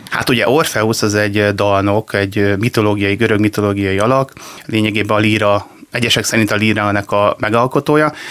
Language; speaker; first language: Hungarian; native; Hungarian